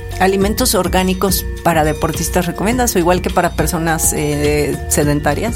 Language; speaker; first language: Spanish; native; Spanish